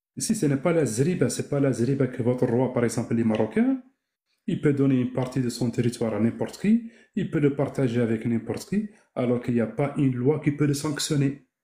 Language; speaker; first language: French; non-native, local second language; Arabic